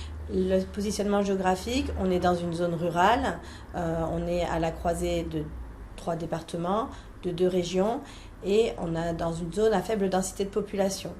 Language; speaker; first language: French; native; French